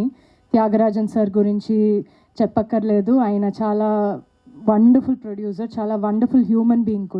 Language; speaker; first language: Telugu; non-native, local second language; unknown